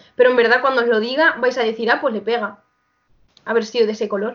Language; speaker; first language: Spanish; native; Spanish